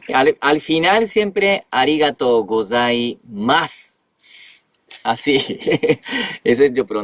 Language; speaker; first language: Spanish; non-native, fluent; Japanese